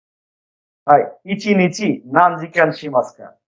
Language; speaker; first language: Japanese; non-native, fluent; Bangla